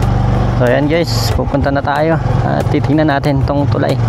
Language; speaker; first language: Filipino; native; Filipino